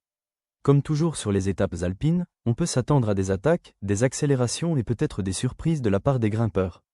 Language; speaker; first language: French; native; French